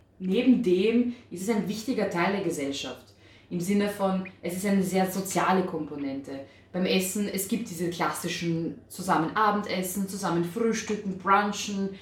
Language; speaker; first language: German; early bilingual, other home language; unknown